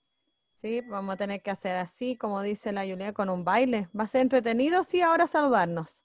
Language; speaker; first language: Spanish; native; Spanish